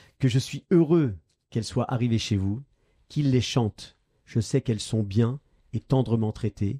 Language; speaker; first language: French; native; French